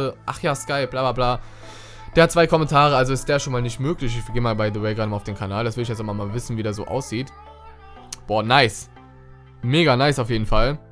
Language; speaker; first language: German; native; German